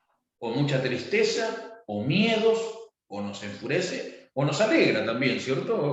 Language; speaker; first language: Spanish; native; Spanish